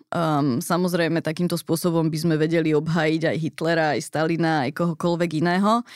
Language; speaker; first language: Slovak; early bilingual, heritage; Slovak